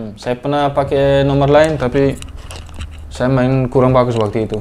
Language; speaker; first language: Indonesian; non-native, fluent; Dutch